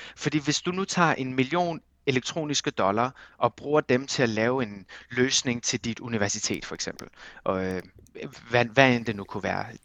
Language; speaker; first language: Danish; early bilingual, other home language; Armenian